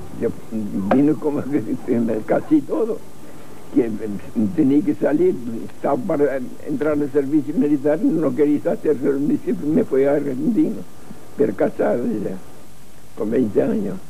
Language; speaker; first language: Spanish; non-native, learner; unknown